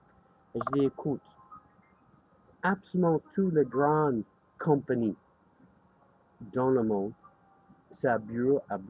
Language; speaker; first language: French; non-native, learner; English